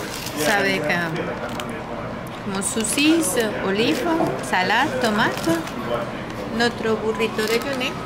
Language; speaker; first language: French; non-native, learner; Spanish